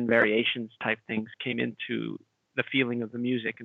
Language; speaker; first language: English; native; English